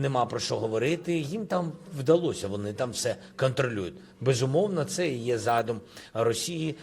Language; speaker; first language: Ukrainian; non-native, local second language; Russian